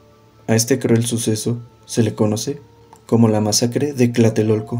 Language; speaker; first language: Spanish; native; Spanish